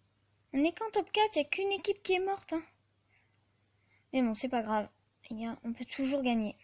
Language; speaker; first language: French; native; French